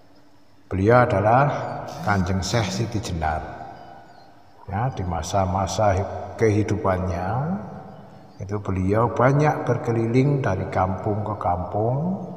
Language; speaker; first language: Indonesian; native; Indonesian